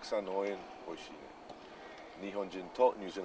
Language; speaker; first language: Japanese; non-native, learner; English